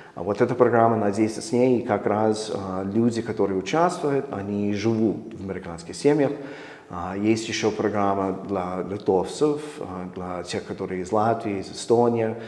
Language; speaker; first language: Russian; non-native, fluent; English